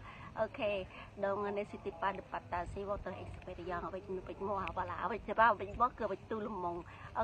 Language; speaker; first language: French; non-native, learner; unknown